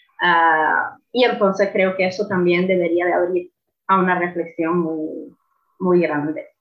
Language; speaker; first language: Spanish; non-native, fluent; Italian